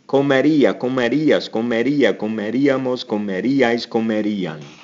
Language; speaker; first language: Spanish; non-native, fluent; English